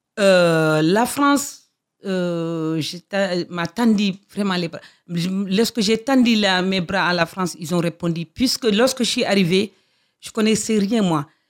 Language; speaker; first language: French; non-native, local second language; Fula